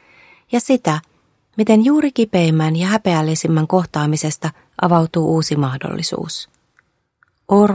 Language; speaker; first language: Finnish; native; Finnish